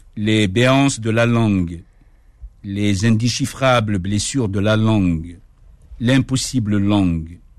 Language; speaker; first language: French; non-native, local second language; Kabyle